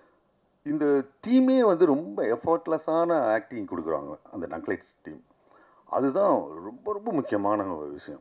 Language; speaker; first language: Tamil; native; Tamil